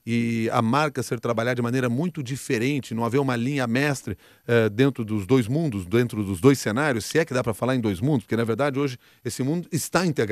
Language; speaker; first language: Portuguese; native; Portuguese